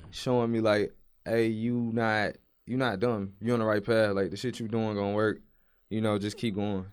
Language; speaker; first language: English; native; English